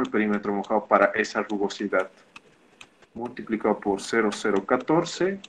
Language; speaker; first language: Spanish; native; Spanish